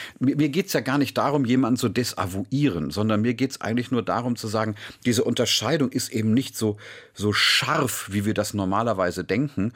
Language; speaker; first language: German; native; German